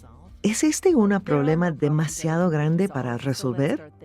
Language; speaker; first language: Spanish; non-native, fluent; English